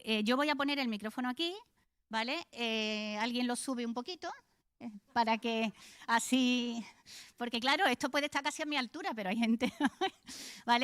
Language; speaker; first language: Spanish; native; Spanish